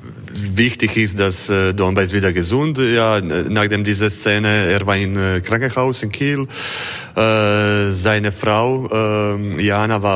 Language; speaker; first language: German; non-native, learner; Croatian